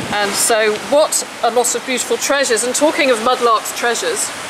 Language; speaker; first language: English; native; English